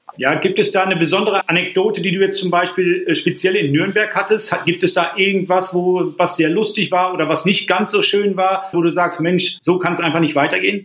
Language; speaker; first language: German; native; German